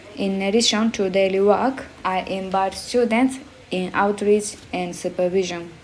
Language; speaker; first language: English; non-native, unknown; Japanese